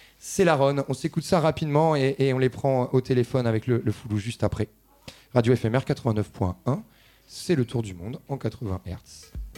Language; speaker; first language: French; native; French